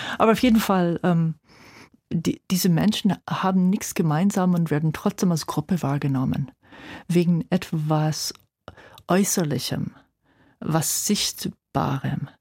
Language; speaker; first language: German; non-native, fluent; English